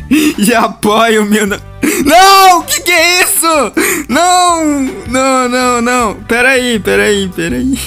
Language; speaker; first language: Portuguese; native; Portuguese